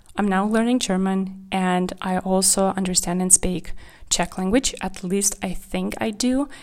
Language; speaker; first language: English; non-native, fluent; Kazakh